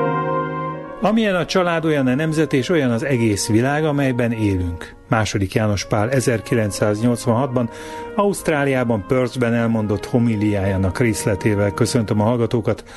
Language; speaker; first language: Hungarian; native; Hungarian